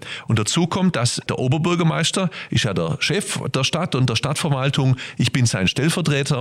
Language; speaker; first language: German; native; German